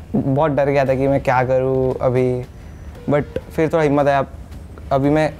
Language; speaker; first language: Hindi; non-native, local second language; Odia